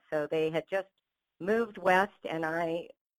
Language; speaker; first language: English; native; English